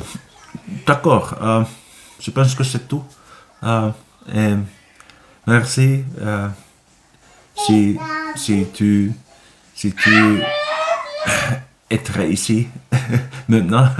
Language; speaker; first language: French; non-native, learner; Finnish